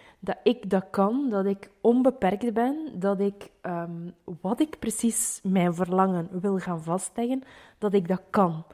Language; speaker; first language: Dutch; native; Dutch